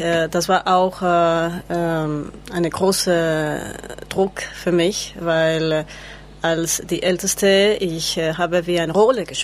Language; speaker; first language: German; non-native, learner; Spanish